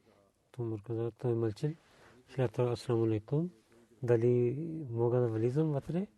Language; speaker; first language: Bulgarian; non-native, learner; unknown